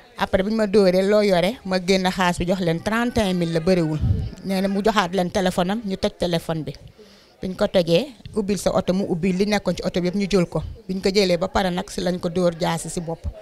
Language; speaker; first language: Wolof; native; Wolof